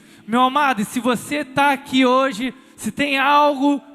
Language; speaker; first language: Portuguese; native; Portuguese